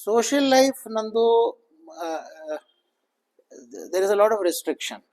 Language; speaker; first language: English; non-native, local second language; Kannada